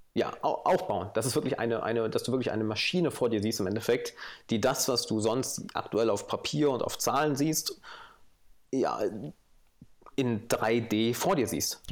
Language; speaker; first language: German; native; German